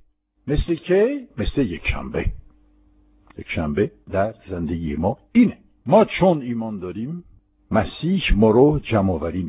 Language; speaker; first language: Persian; non-native, fluent; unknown